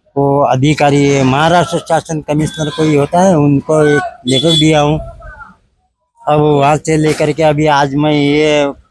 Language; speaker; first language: Hindi; non-native, local second language; Marathi